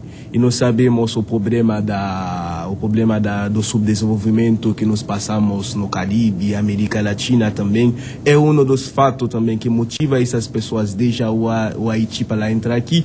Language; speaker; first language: Portuguese; non-native, fluent; Haitian Creole